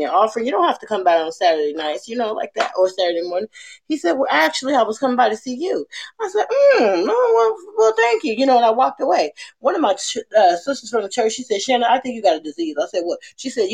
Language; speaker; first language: English; native; English